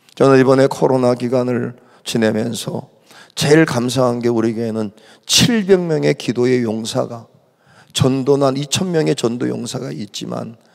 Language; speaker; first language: Korean; native; Korean